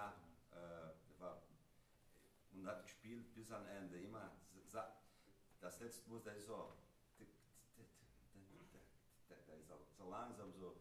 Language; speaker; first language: German; non-native, learner; Portuguese